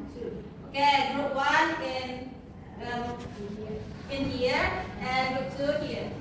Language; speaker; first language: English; non-native, learner; Indonesian